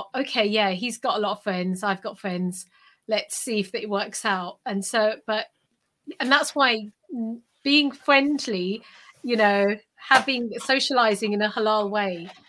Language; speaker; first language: English; early bilingual, other home language; Urdu